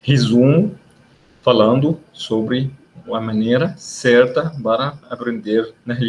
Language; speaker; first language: Portuguese; non-native, learner; Arabic